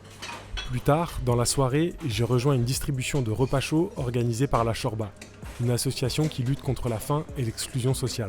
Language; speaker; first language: French; native; French